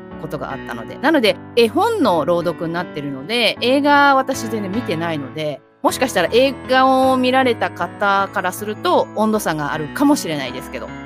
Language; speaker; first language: Japanese; native; Japanese